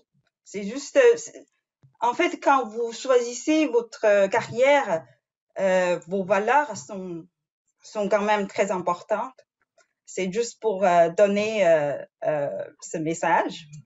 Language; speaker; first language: French; non-native, fluent; Chinese